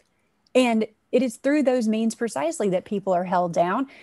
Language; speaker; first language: English; native; English